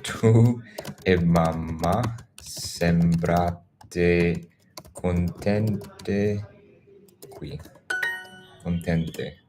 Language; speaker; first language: Italian; non-native, learner; English